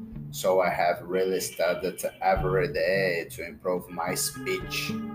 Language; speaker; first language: English; non-native, learner; Portuguese